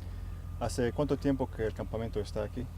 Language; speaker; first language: Spanish; non-native, fluent; French